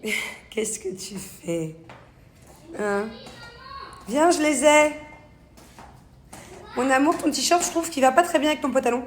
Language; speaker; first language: French; native; French